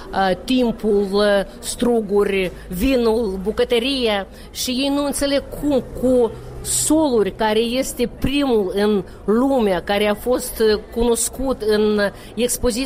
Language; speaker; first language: Romanian; non-native, local second language; Russian